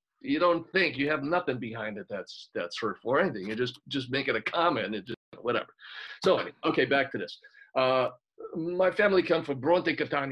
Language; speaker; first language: English; native; English